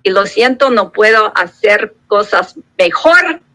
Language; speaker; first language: Spanish; non-native, learner; English